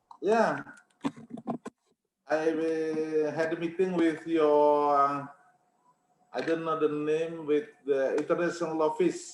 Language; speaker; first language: English; non-native, fluent; Indonesian